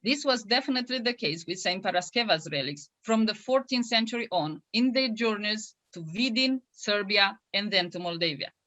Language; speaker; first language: English; non-native, fluent; Romanian